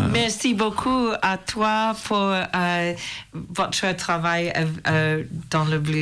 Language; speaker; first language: French; non-native, learner; English